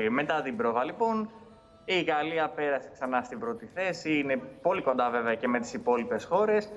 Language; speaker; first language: Greek; native; Greek